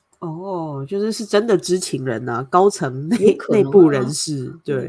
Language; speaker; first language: Chinese; native; Chinese